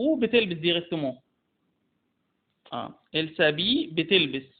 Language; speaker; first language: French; non-native, fluent; Arabic